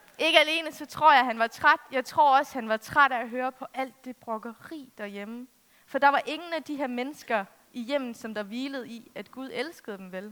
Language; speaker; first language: Danish; native; Danish